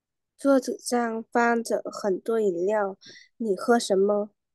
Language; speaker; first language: Chinese; non-native, learner; Vietnamese